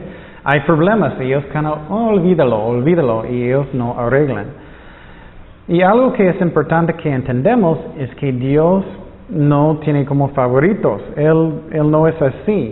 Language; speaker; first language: Spanish; non-native, fluent; English